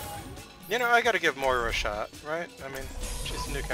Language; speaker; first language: English; native; English